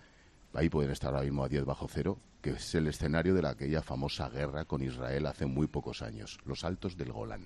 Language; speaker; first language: Spanish; native; Spanish